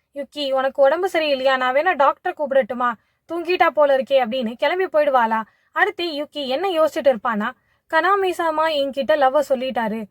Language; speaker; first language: Tamil; native; Tamil